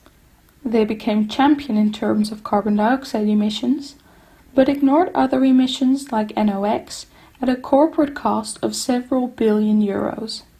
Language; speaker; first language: English; non-native, fluent; Dutch